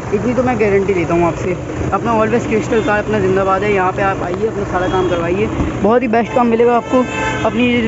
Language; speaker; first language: Hindi; native; Hindi